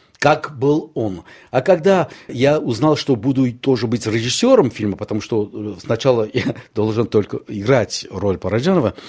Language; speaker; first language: Russian; non-native, local second language; Armenian